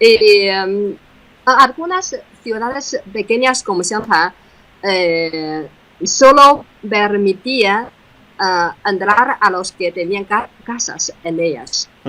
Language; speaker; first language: Spanish; non-native, fluent; Chinese